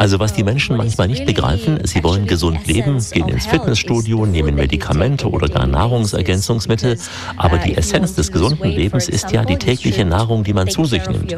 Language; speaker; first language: German; native; German